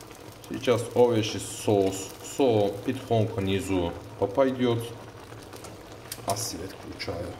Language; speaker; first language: Russian; non-native, learner; Turkish